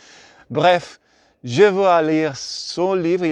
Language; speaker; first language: French; non-native, learner; Spanish